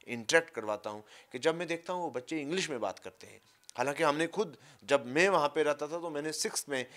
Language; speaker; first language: Urdu; non-native, local second language; Punjabi